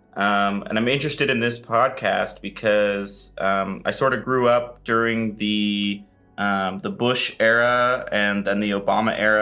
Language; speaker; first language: English; native; English